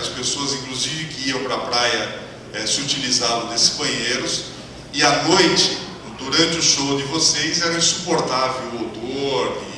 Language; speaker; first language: Portuguese; native; Portuguese